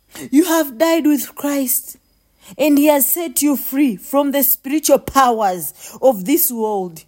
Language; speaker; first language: English; non-native, local second language; Swahili